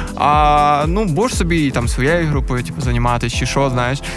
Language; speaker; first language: Ukrainian; native; Ukrainian